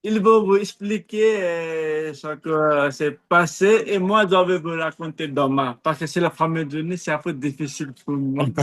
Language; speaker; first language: French; non-native, fluent; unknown